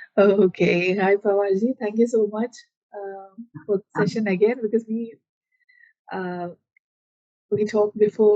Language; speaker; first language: English; non-native, local second language; Malayalam